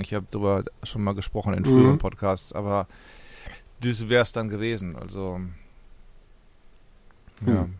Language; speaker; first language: German; native; German